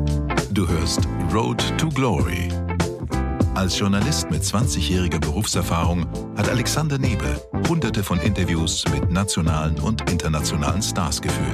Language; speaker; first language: German; native; German